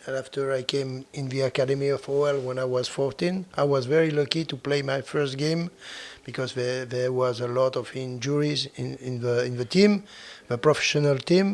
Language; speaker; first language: English; non-native, fluent; French